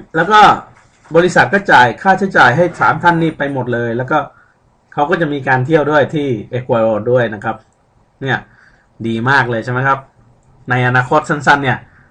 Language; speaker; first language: Thai; early bilingual, other home language; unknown